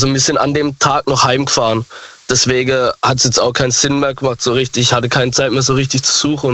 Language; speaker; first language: German; native; German